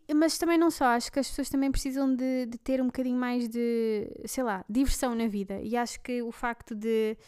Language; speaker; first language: Portuguese; non-native, fluent; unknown